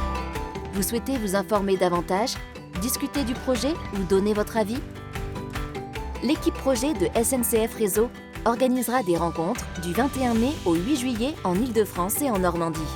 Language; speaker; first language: French; native; French